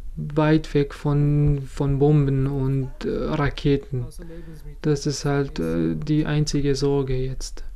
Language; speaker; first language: German; non-native, fluent; Kurdish